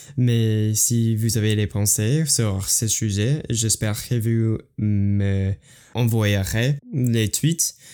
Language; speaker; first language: French; non-native, learner; English